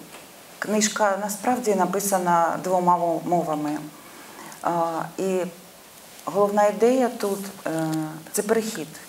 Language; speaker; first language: Ukrainian; non-native, local second language; Russian